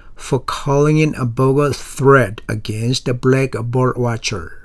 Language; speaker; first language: English; non-native, fluent; Korean